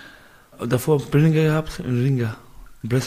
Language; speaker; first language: German; non-native, learner; Persian